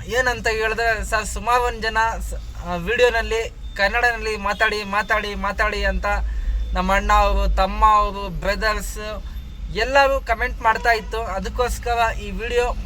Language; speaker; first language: Kannada; non-native, local second language; Hindi